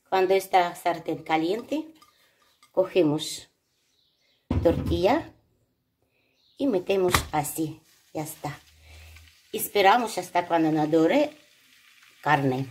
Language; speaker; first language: Spanish; non-native, learner; Ukrainian